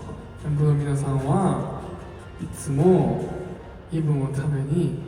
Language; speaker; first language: Japanese; non-native, learner; Korean